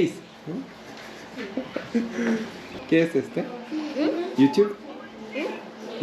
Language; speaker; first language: Spanish; non-native, learner; Korean